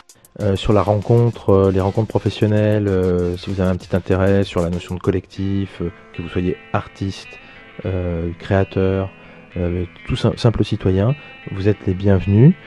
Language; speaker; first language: French; native; French